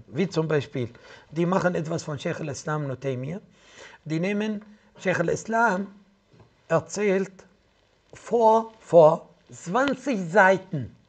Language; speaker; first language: German; non-native, fluent; Arabic